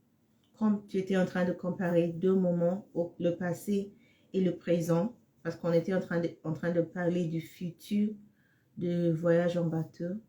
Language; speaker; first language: French; non-native, fluent; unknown